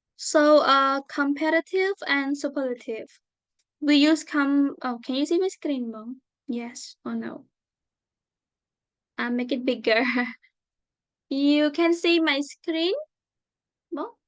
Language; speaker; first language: English; non-native, fluent; Khmer